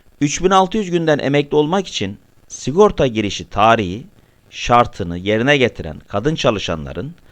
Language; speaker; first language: Turkish; native; Turkish